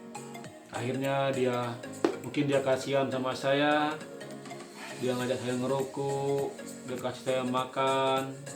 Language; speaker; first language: Indonesian; non-native, local second language; Sasak